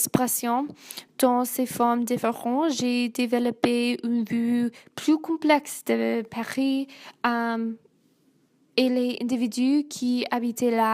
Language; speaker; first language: French; non-native, learner; English